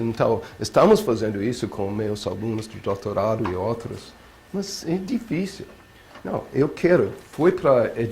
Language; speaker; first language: Portuguese; non-native, learner; English